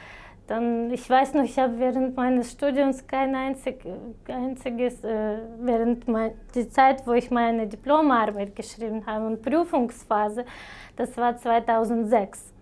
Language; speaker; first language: German; non-native, fluent; Romanian